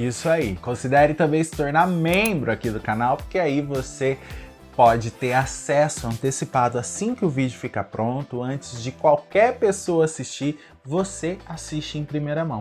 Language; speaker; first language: Portuguese; native; Portuguese